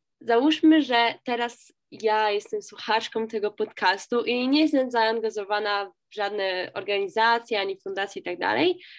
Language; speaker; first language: Polish; non-native, learner; French